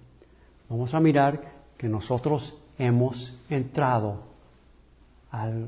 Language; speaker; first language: Spanish; early bilingual, heritage; English